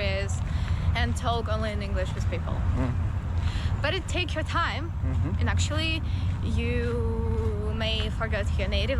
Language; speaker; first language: English; non-native, learner; Russian